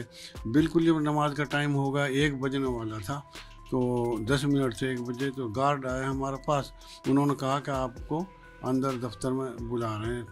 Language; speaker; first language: Hindi; native; Hindi